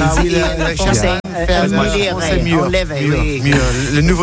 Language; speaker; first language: French; non-native, learner; English